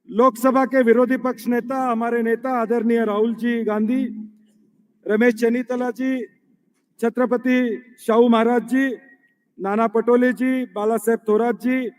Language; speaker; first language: Hindi; non-native, local second language; Marathi